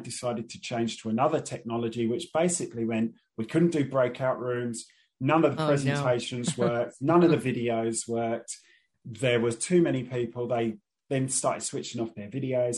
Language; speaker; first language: English; native; English